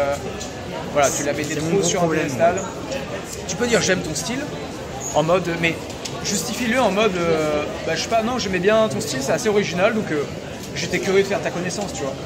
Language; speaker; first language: French; native; French